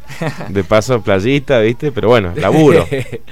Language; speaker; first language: Spanish; native; Spanish